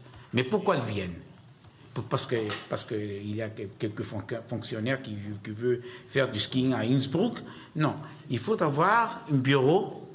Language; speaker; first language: French; non-native, learner; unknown